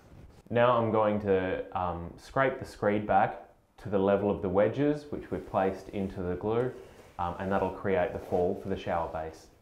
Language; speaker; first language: English; native; English